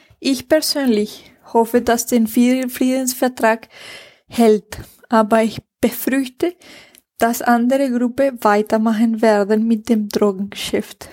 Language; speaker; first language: German; non-native, fluent; Spanish